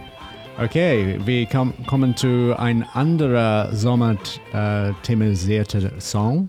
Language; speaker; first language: German; non-native, learner; English